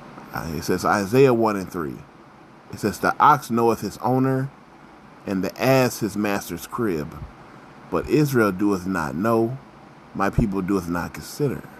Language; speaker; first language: English; native; English